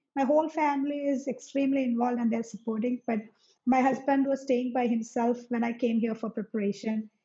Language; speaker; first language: English; non-native, local second language; Malayalam